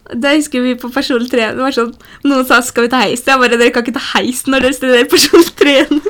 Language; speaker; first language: Norwegian; early bilingual, other home language; Polish